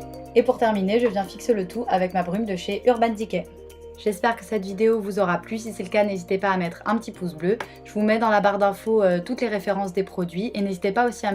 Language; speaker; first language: French; native; French